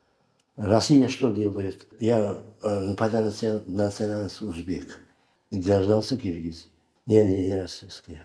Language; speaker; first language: Russian; non-native, learner; Uzbek